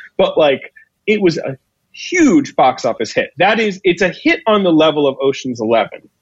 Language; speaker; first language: English; native; English